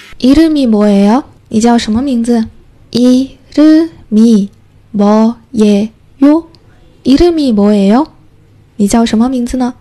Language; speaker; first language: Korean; non-native, fluent; Chinese